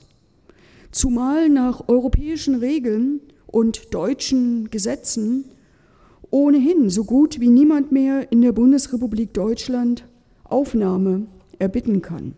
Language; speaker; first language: German; native; German